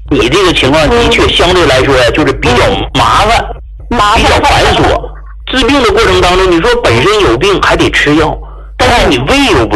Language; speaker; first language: Chinese; native; Chinese